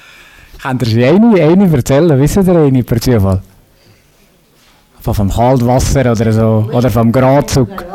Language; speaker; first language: German; native; German